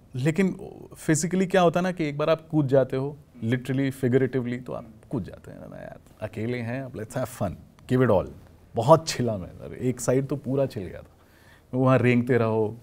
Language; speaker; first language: Hindi; native; Hindi